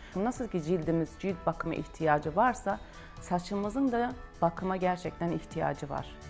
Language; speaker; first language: Turkish; non-native, fluent; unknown